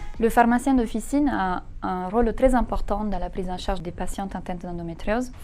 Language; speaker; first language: French; non-native, fluent; Italian